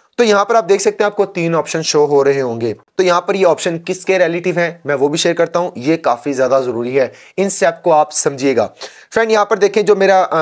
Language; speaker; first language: Urdu; non-native, local second language; Punjabi